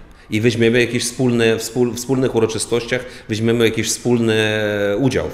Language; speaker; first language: Polish; non-native, fluent; Ukrainian